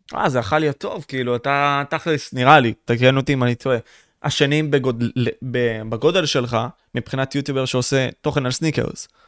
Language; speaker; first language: Hebrew; native; Hebrew